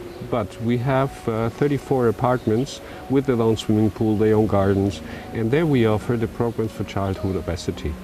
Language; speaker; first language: English; non-native, fluent; Spanish